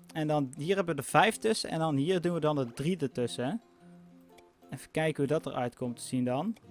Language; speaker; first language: Dutch; native; Dutch